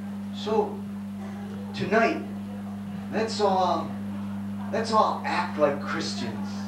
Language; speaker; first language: English; native; English